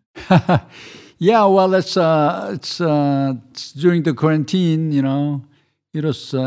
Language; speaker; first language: English; non-native, fluent; Korean